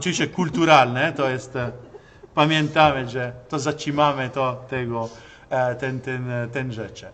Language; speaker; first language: Polish; non-native, learner; Italian